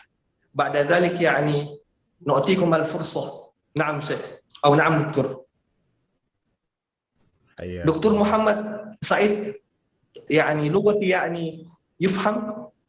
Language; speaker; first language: Arabic; non-native, learner; Indonesian